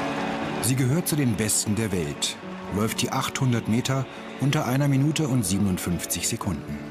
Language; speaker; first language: German; native; German